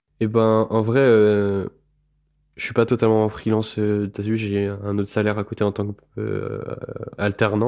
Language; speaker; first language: French; native; French